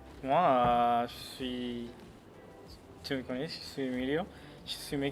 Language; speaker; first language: French; non-native, learner; Spanish